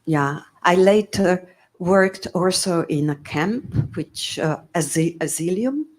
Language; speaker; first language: English; non-native, fluent; Slovenian